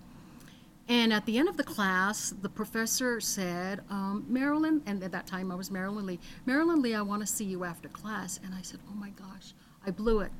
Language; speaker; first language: English; native; English